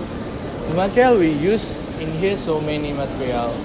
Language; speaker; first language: English; non-native, learner; Indonesian